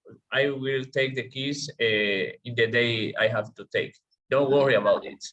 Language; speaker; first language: English; non-native, learner; Spanish